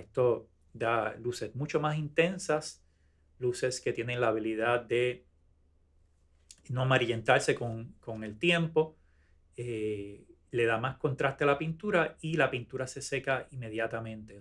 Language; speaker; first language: Spanish; native; Spanish